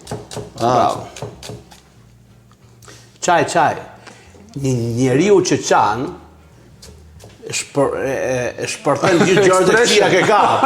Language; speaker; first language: Albanian; native; Albanian